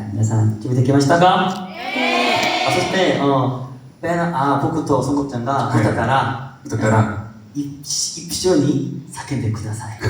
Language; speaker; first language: Japanese; non-native, learner; Korean